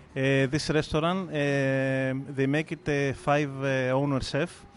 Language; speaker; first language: English; non-native, fluent; Greek